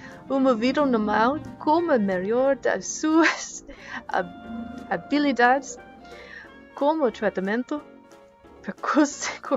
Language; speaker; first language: Portuguese; non-native, learner; English